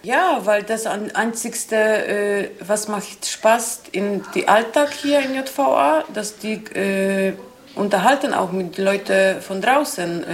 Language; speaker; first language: German; non-native, learner; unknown